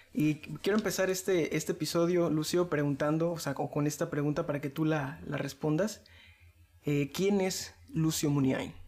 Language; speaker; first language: Spanish; native; Spanish